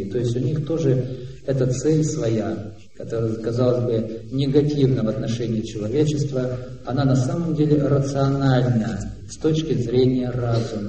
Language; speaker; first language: Russian; native; Russian